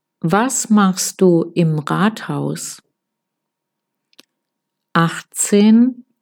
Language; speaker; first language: German; non-native, fluent; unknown